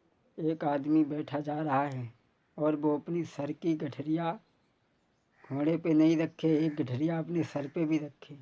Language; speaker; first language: Hindi; native; Hindi